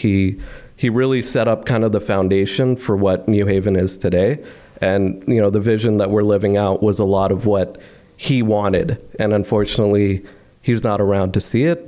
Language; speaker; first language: English; non-native, local second language; Hindi